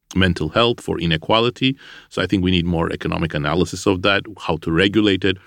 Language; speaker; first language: English; non-native, fluent; Armenian